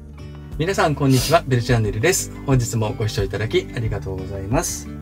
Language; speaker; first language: Japanese; native; Japanese